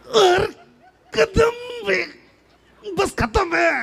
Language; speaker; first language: Hindi; native; Hindi